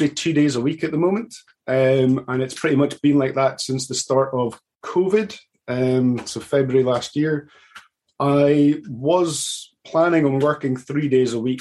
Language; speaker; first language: English; native; English